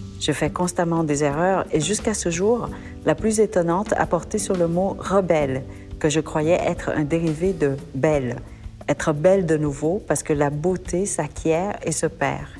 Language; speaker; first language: French; early bilingual, other home language; Vietnamese